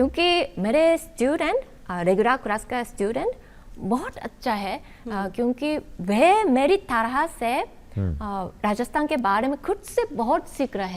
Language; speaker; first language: Hindi; non-native, learner; Japanese